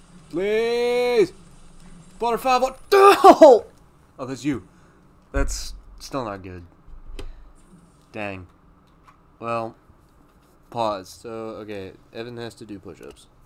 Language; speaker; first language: English; native; English